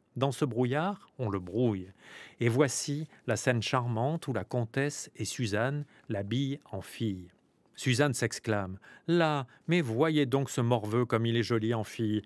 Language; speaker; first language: French; native; French